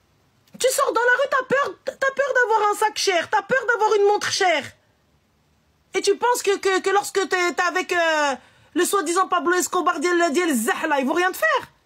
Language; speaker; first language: French; native; French